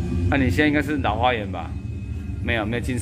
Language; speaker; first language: Chinese; native; Chinese